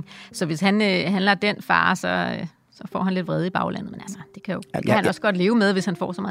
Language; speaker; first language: Danish; native; Danish